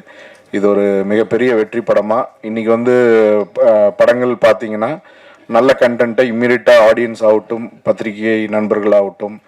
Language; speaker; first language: Tamil; native; Tamil